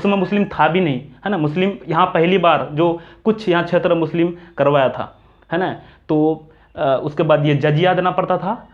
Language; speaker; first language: Hindi; native; Hindi